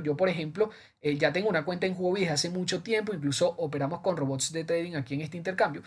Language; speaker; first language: Spanish; native; Spanish